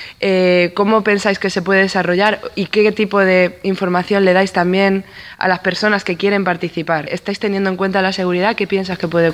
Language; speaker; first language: Spanish; native; Spanish